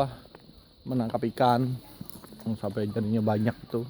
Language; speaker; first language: Indonesian; native; Indonesian